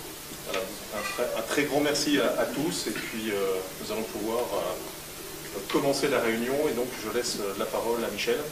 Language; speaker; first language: French; native; French